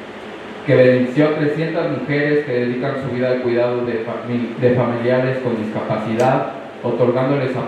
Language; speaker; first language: Spanish; native; Spanish